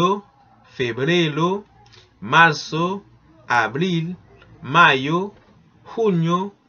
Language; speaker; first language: Spanish; non-native, learner; Haitian Creole